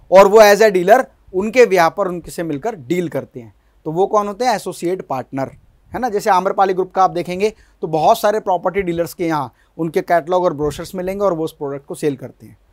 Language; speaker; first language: Hindi; native; Hindi